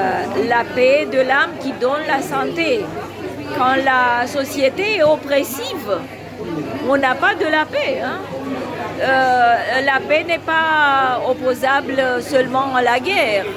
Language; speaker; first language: French; non-native, fluent; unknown